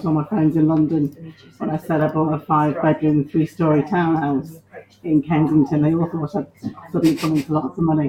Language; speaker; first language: English; native; English